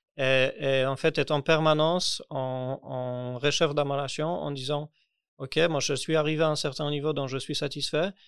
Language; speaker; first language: French; non-native, fluent; Polish